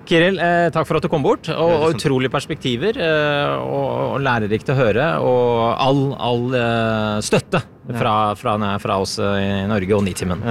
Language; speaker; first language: Norwegian; native; Norwegian